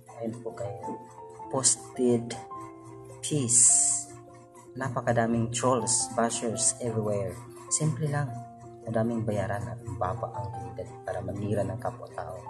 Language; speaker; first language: Filipino; non-native, local second language; Cebuano